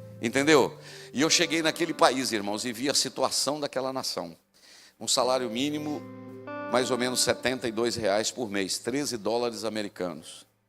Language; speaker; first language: Portuguese; native; Portuguese